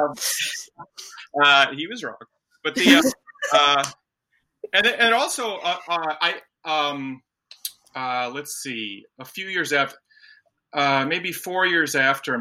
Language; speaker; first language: English; native; English